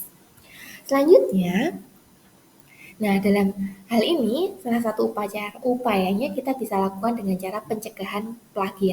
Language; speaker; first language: Indonesian; native; Indonesian